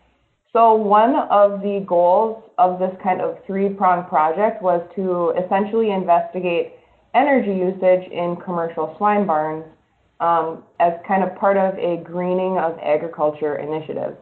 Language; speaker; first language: English; native; English